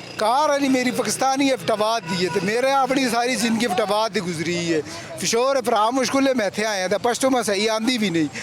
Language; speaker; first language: Urdu; non-native, local second language; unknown